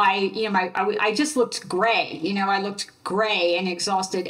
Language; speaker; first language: English; native; English